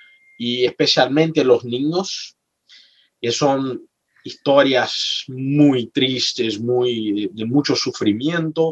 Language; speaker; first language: Spanish; non-native, fluent; Portuguese